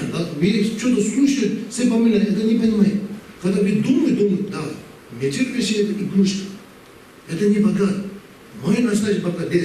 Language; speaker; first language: Russian; non-native, learner; Tibetan